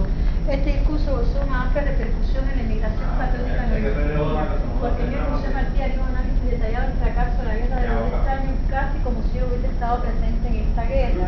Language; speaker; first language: Spanish; native; Spanish